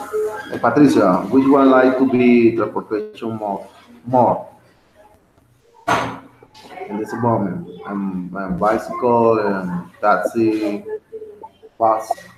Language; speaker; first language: English; non-native, learner; Spanish